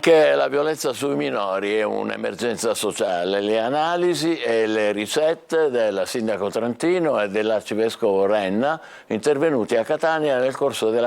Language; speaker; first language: Italian; native; Italian